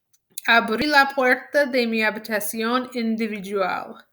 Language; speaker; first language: Spanish; non-native, fluent; English